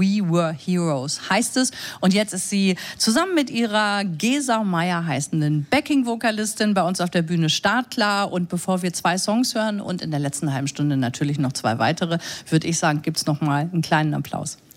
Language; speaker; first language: German; native; German